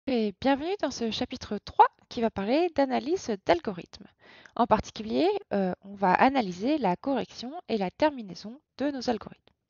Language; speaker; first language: French; native; French